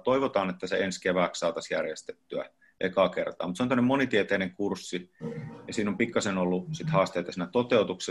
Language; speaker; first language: Finnish; native; Finnish